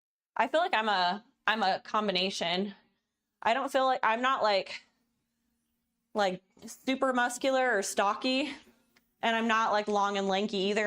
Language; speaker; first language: English; native; English